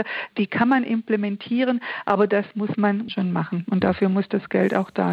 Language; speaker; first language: German; native; German